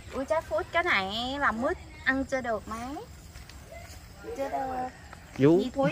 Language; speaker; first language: Vietnamese; non-native, learner; Thai